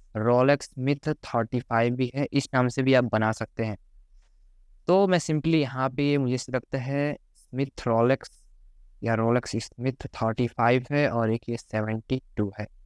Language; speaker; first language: Hindi; native; Hindi